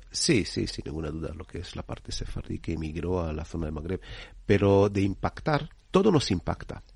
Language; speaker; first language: Spanish; non-native, fluent; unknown